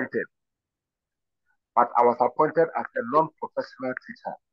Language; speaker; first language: English; non-native, local second language; Akan